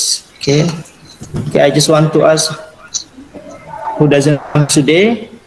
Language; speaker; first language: English; non-native, fluent; Indonesian